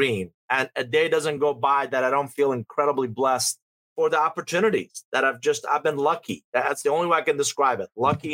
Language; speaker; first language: English; non-native, fluent; Persian